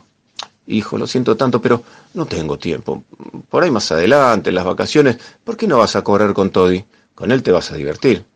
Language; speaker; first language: Spanish; native; Spanish